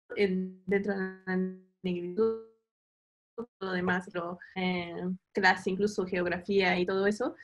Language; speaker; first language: Spanish; early bilingual, heritage; Spanish